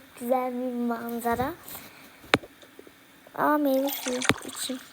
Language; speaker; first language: Turkish; early bilingual, heritage; Turkish